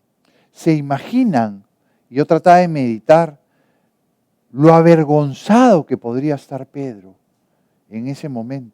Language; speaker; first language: Spanish; native; Spanish